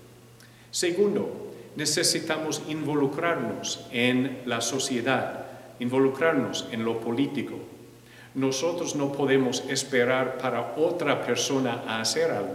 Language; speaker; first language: Spanish; non-native, fluent; English